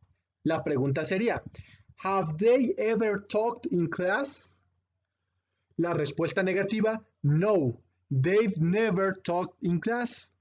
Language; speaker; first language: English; non-native, fluent; Spanish